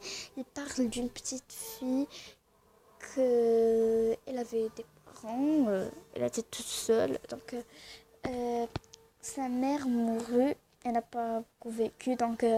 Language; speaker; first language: French; non-native, learner; Arabic